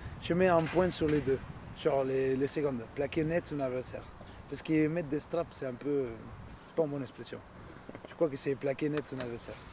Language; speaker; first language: French; non-native, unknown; Spanish